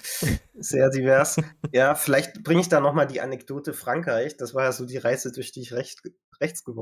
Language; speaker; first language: German; native; German